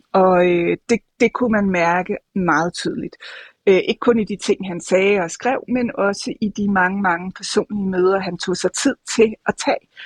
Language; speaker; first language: Danish; native; Danish